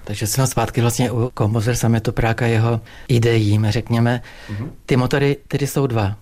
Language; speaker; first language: Czech; native; Czech